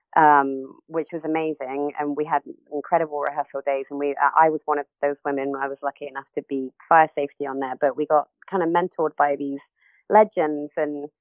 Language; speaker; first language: English; native; English